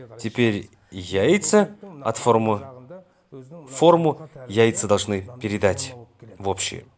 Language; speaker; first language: Russian; non-native, local second language; Kazakh